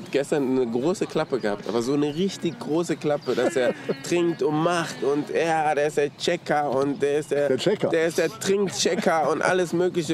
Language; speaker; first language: German; native; German